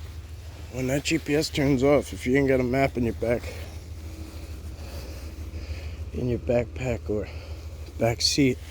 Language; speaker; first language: English; native; English